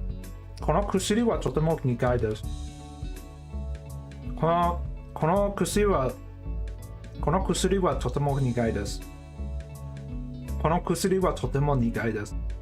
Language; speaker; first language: Japanese; non-native, learner; English